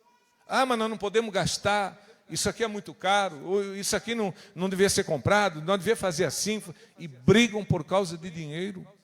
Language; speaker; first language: Portuguese; native; Portuguese